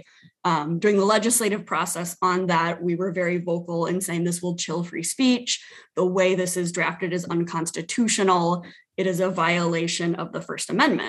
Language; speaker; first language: English; native; English